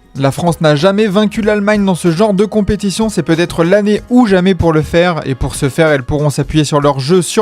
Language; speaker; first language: French; native; French